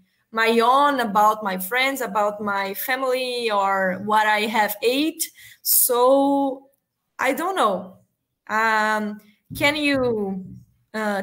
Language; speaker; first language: English; non-native, learner; Portuguese